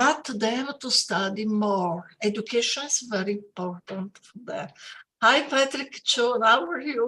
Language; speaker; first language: English; non-native, fluent; Italian